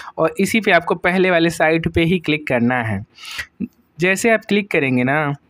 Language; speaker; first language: Hindi; native; Hindi